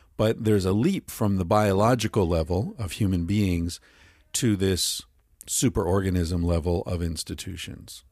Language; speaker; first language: English; native; English